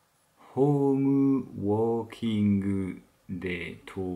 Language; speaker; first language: Japanese; non-native, learner; French